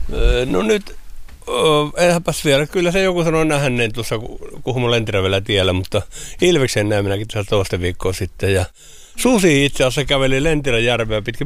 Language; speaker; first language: Finnish; native; Finnish